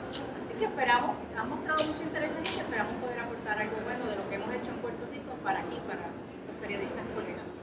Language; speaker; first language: Spanish; native; Spanish